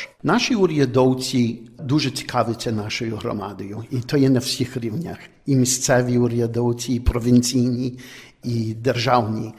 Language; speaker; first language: Ukrainian; early bilingual, heritage; Ukrainian